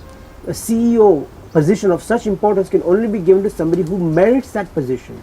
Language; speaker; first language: English; early bilingual, heritage; Gujarati